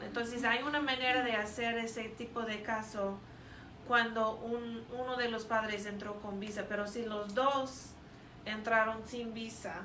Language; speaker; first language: Spanish; non-native, fluent; English